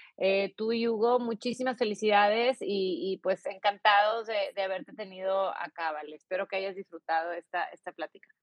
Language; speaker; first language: Spanish; native; Spanish